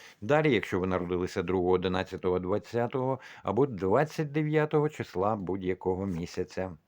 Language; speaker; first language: Ukrainian; non-native, local second language; Russian